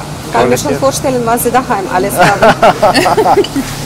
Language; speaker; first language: German; non-native, fluent; Russian